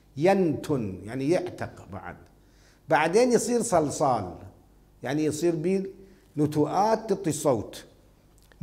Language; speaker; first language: Arabic; native; Arabic